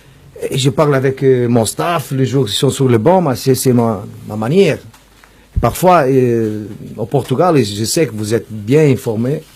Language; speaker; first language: French; non-native, fluent; Portuguese